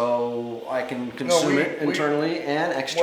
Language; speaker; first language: English; native; English